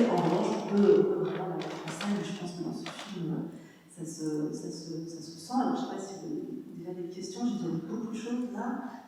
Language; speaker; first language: French; native; French